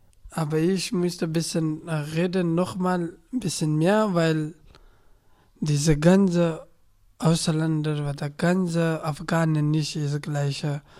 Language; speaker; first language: German; non-native, learner; Persian